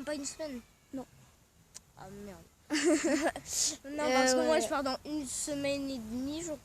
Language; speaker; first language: French; native; French